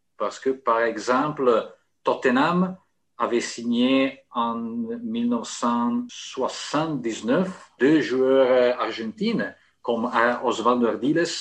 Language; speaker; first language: French; non-native, fluent; Italian